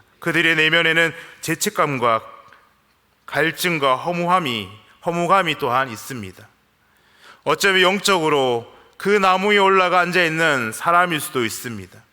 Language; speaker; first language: Korean; native; Korean